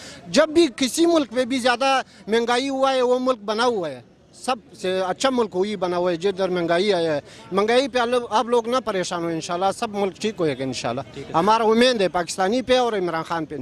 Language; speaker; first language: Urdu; non-native, local second language; Pashto